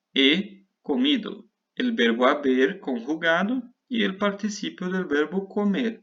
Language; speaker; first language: Spanish; non-native, fluent; Portuguese